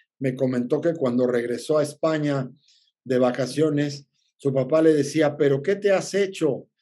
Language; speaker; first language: Spanish; native; Spanish